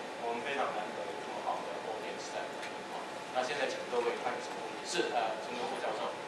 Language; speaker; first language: Chinese; native; Chinese